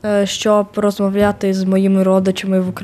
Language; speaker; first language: Ukrainian; early bilingual, heritage; Ukrainian